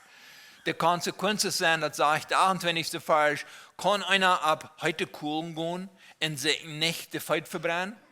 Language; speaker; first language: German; non-native, learner; Low German